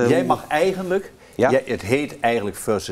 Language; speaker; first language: Dutch; native; Dutch